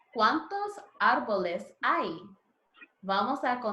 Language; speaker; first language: Spanish; non-native, learner; English